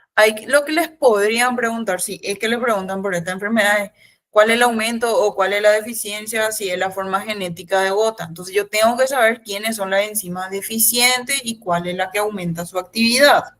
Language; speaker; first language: Spanish; native; Spanish